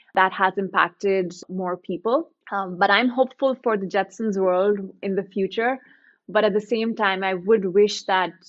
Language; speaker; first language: English; non-native, local second language; Hindi